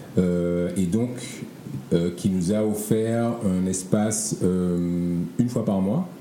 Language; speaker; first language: French; native; French